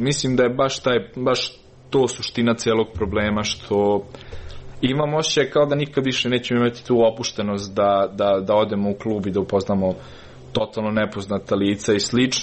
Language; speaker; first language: Serbian; native; Serbian